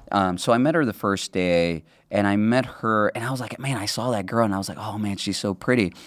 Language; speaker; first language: English; early bilingual, other home language; Spanish